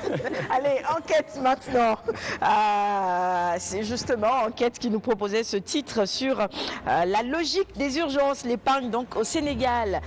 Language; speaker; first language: French; non-native, local second language; Wolof